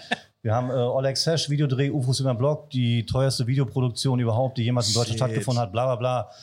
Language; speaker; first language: German; native; German